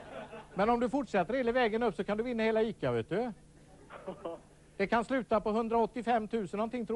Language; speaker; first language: Swedish; native; Swedish